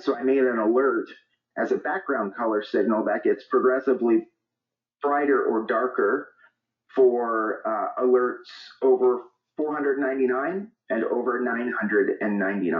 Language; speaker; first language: English; native; English